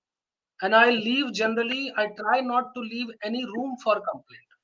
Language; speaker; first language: English; non-native, local second language; Hindi